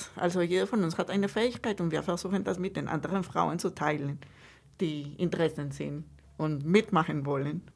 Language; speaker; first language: German; non-native, fluent; Spanish